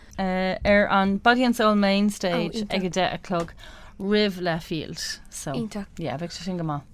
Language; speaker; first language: Irish; non-native, local second language; English